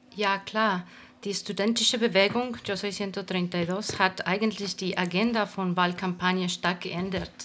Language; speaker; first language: German; non-native, fluent; Spanish